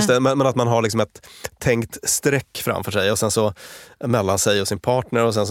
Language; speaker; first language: Swedish; native; Swedish